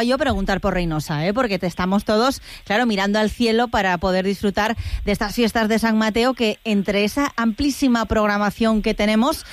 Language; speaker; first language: Spanish; native; Spanish